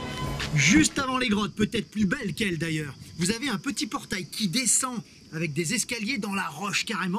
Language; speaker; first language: French; native; French